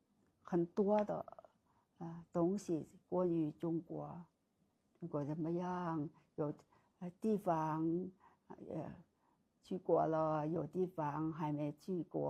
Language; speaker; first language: Chinese; non-native, learner; Thai